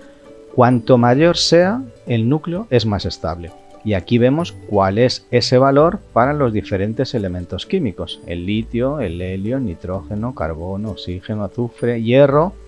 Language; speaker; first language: Spanish; native; Spanish